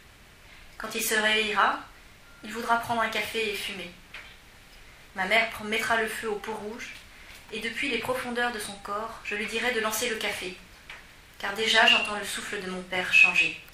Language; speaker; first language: French; native; French